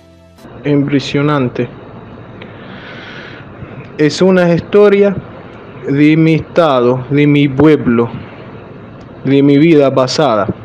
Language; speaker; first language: Spanish; non-native, fluent; Arabic